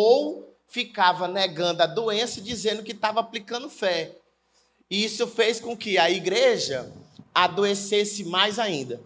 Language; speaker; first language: Portuguese; native; Portuguese